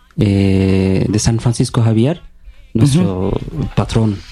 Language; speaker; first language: Spanish; non-native, learner; Bangla